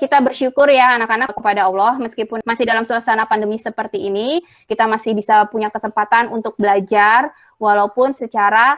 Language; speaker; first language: Indonesian; native; Indonesian